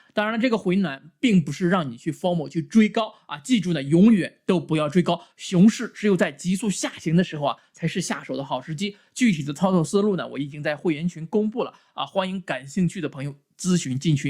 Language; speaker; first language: Chinese; native; Chinese